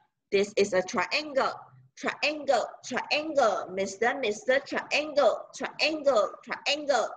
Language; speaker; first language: English; non-native, local second language; Chinese